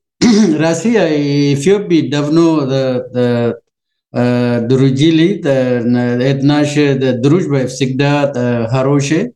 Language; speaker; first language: Russian; non-native, learner; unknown